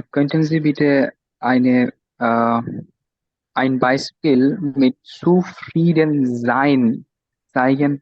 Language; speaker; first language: German; non-native, learner; Bangla